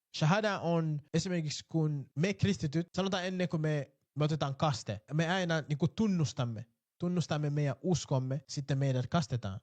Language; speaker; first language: Finnish; non-native, fluent; Arabic